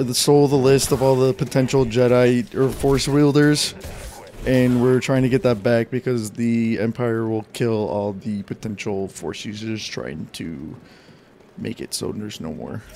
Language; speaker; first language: English; native; English